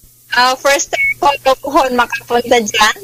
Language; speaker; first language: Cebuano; non-native, local second language; Filipino